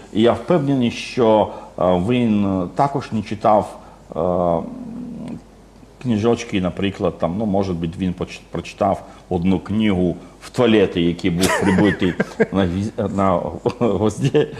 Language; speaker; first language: Ukrainian; non-native, fluent; Georgian